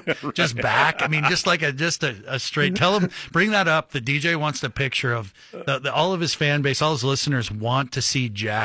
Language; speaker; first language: English; native; English